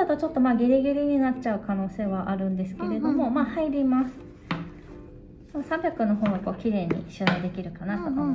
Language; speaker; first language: Japanese; native; Japanese